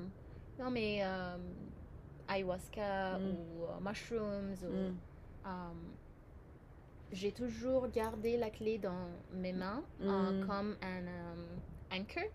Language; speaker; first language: French; non-native, fluent; Arabic